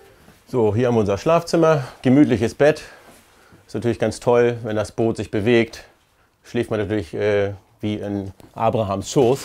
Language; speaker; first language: German; native; German